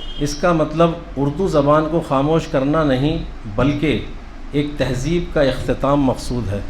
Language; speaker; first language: Urdu; native; Urdu